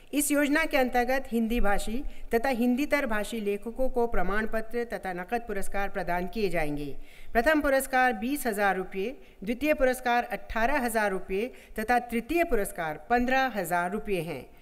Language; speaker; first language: Hindi; native; Hindi